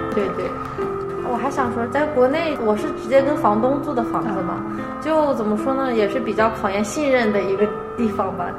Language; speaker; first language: Chinese; native; Chinese